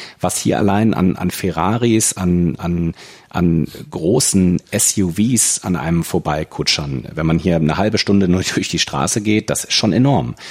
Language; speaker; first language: German; native; German